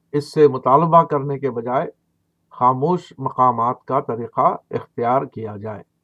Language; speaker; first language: Urdu; native; Urdu